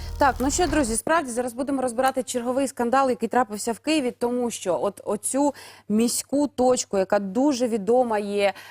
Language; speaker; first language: Ukrainian; native; Ukrainian